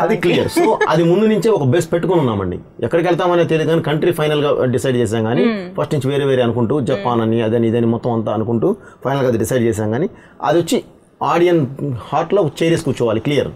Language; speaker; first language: Telugu; native; Telugu